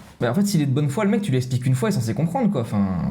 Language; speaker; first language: French; native; French